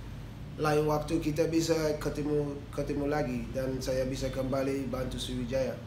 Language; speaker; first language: Indonesian; non-native, fluent; English